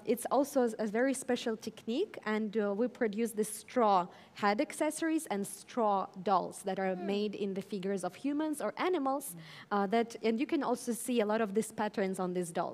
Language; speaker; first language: English; early bilingual, other home language; Russian